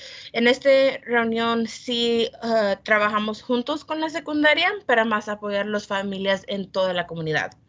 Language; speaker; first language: Spanish; early bilingual, heritage; Spanish